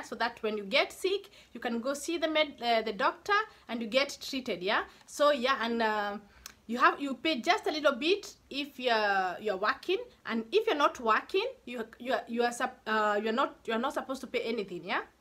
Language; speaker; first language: English; non-native, local second language; Kikuyu